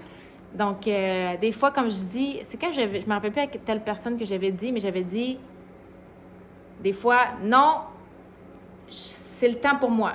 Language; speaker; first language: French; native; French